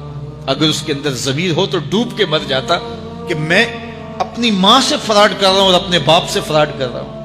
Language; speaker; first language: Urdu; native; Urdu